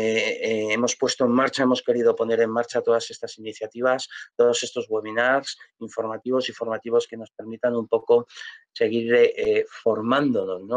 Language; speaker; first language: Spanish; native; Spanish